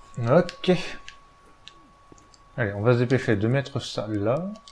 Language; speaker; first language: French; native; French